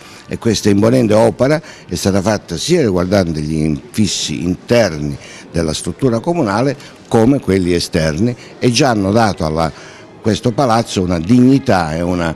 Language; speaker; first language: Italian; native; Italian